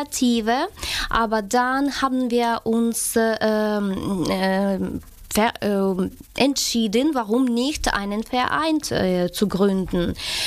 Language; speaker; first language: German; non-native, learner; Ukrainian